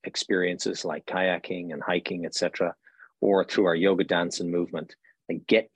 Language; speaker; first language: English; native; English